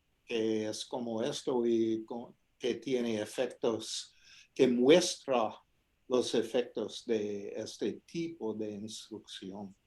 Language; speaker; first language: Spanish; non-native, fluent; English